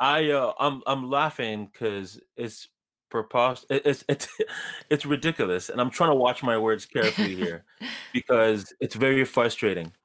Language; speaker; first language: English; early bilingual, other home language; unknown